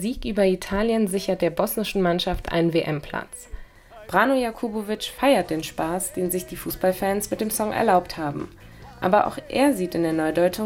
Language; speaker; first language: German; native; German